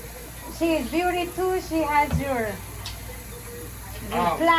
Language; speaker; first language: English; non-native, learner; Spanish